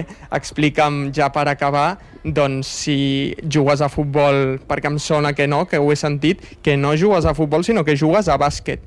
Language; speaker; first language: Catalan; native; Catalan